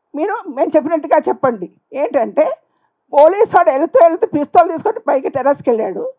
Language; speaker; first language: Telugu; non-native, local second language; Urdu